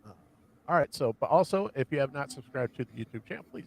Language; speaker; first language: English; native; English